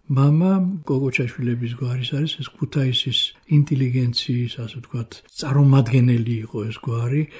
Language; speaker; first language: Georgian; native; Georgian